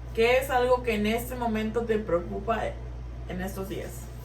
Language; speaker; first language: Spanish; early bilingual, heritage; Spanish